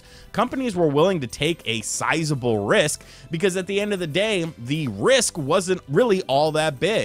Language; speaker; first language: English; native; English